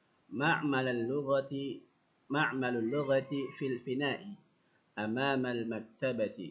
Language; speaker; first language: Arabic; non-native, fluent; Indonesian